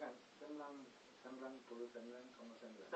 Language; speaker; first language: Indonesian; non-native, fluent; English